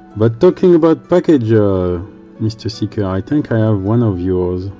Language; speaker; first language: English; non-native, fluent; French